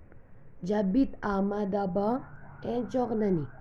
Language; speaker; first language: French; non-native, learner; Arabic